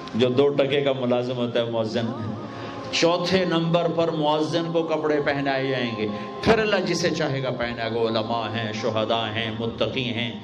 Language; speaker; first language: Urdu; non-native, local second language; Punjabi